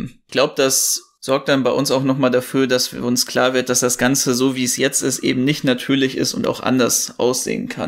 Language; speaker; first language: German; native; German